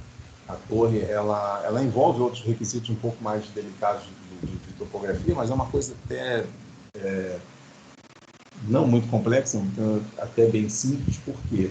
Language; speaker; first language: Portuguese; native; Portuguese